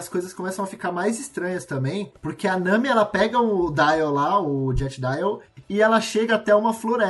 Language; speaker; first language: Portuguese; native; Portuguese